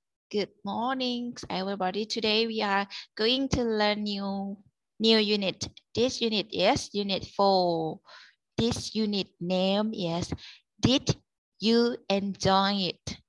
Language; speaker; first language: English; non-native, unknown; Thai